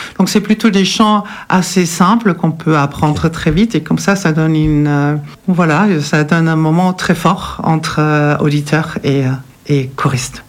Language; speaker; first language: French; non-native, fluent; German